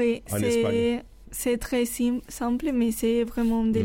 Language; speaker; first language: French; non-native, learner; Spanish